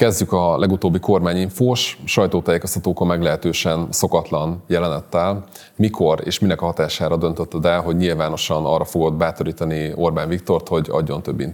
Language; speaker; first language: Hungarian; native; Hungarian